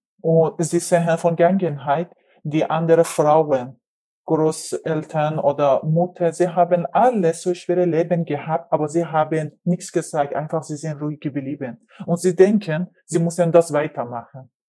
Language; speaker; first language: German; non-native, learner; Persian